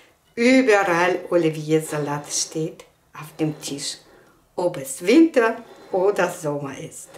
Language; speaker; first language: German; non-native, fluent; Russian